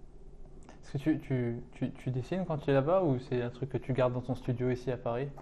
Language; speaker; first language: French; native; French